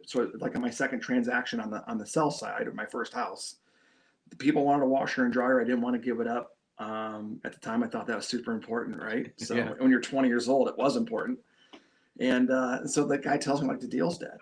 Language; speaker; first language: English; native; English